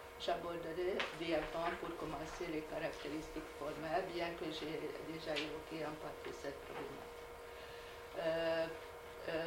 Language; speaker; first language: French; non-native, fluent; Hungarian